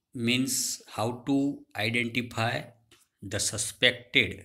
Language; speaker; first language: English; non-native, local second language; Gujarati